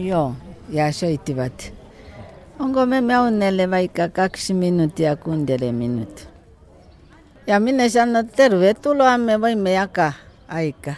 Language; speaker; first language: Finnish; non-native, fluent; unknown